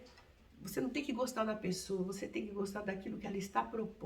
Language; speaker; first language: Portuguese; native; Portuguese